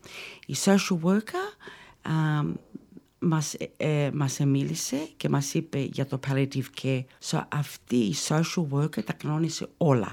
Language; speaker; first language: Greek; early bilingual, heritage; Greek